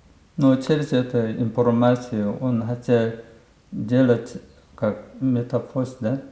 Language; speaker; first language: Russian; non-native, learner; Korean